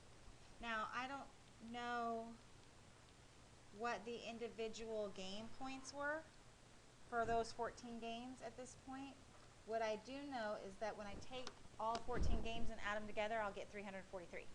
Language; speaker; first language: English; native; English